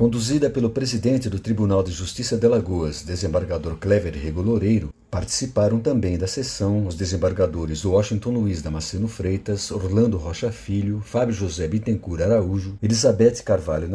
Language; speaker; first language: Portuguese; native; Portuguese